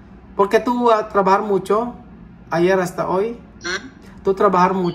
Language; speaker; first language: Spanish; non-native, learner; Filipino